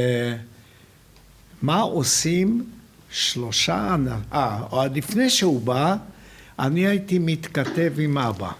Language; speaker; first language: Hebrew; non-native, fluent; Hungarian